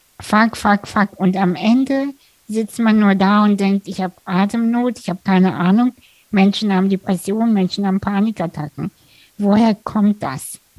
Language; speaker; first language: German; early bilingual, other home language; Russian